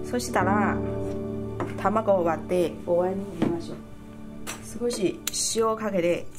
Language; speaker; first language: Japanese; non-native, learner; Chinese